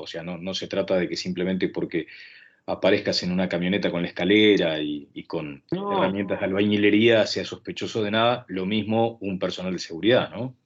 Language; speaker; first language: Spanish; native; Spanish